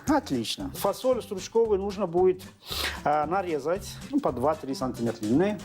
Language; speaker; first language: Russian; non-native, local second language; Azerbaijani